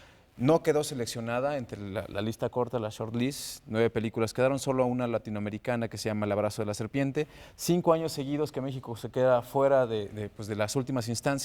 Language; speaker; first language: Spanish; native; Spanish